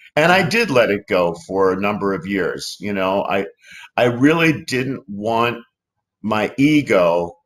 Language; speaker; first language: English; native; English